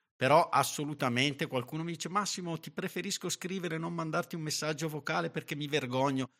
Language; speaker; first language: Italian; native; Italian